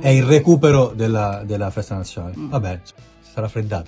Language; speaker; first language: Italian; native; Italian